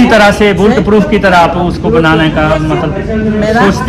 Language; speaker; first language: Hindi; native; Hindi